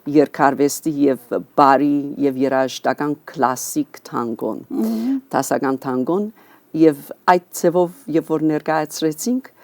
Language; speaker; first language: Armenian; early bilingual, heritage; Armenian